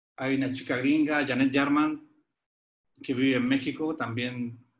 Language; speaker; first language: Spanish; native; Spanish